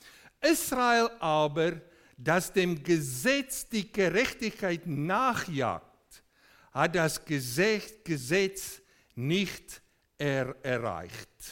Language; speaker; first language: German; non-native, fluent; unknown